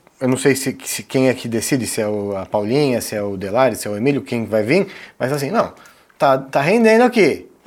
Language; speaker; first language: Portuguese; native; Portuguese